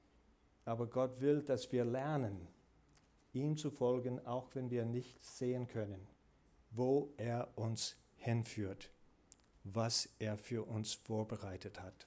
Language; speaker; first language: German; non-native, fluent; English